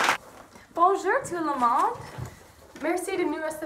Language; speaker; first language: French; non-native, learner; English